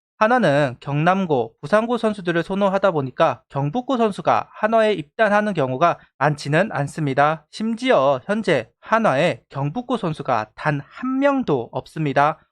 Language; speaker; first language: Korean; native; Korean